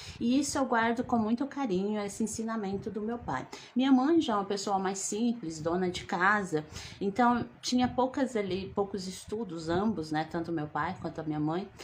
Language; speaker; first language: Portuguese; early bilingual, other home language; Guarani